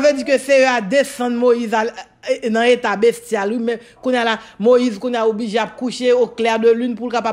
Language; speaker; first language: French; non-native, local second language; Haitian Creole